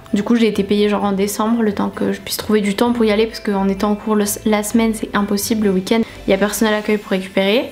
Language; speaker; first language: French; native; French